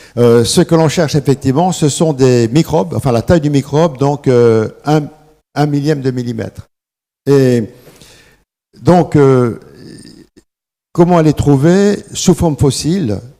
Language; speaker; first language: French; native; French